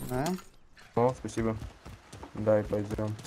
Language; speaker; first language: Russian; non-native, local second language; Latvian